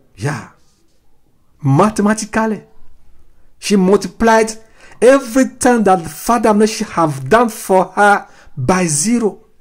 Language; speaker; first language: English; non-native, fluent; Ewe